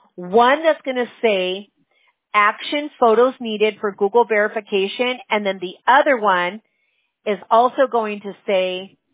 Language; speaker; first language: English; early bilingual, other home language; Spanish